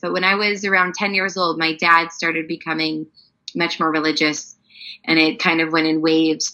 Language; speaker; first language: English; native; English